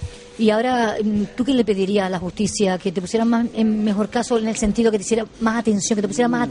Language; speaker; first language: Spanish; native; Spanish